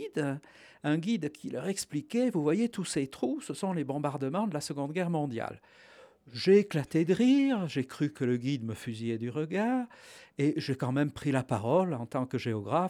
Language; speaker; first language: French; native; French